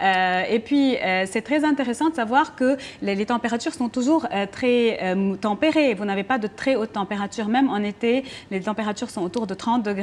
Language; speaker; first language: French; non-native, local second language; Arabic